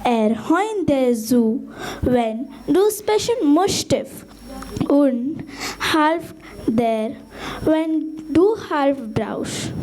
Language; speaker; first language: German; non-native, learner; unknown